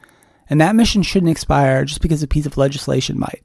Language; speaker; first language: English; native; English